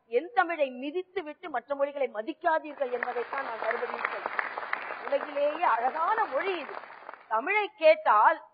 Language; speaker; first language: Tamil; native; Tamil